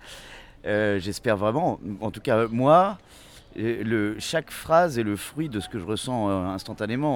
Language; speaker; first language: French; native; French